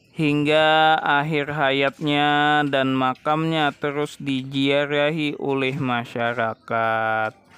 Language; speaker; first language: Indonesian; non-native, local second language; Banjar